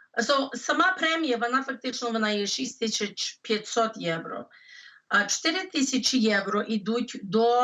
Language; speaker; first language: Ukrainian; early bilingual, heritage; English